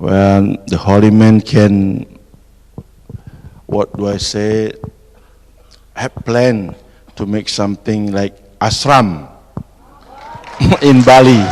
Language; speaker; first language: English; non-native, fluent; Indonesian